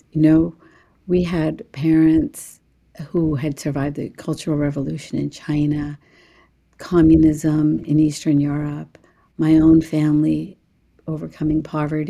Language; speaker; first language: English; early bilingual, other home language; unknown